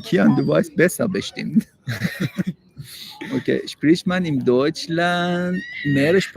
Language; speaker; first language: German; non-native, learner; Persian